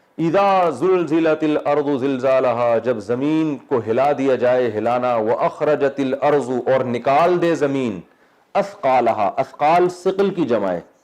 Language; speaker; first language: Urdu; native; Urdu